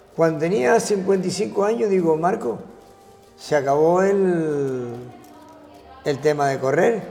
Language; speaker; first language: Spanish; native; Spanish